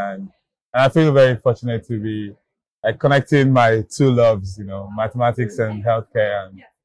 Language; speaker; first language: English; non-native, local second language; Igbo